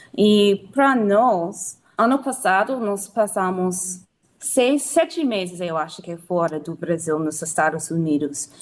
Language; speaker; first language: Portuguese; non-native, fluent; English